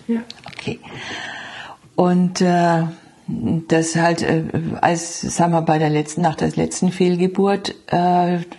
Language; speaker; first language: German; native; German